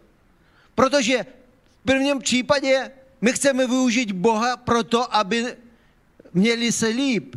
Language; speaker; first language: Czech; non-native, fluent; Ukrainian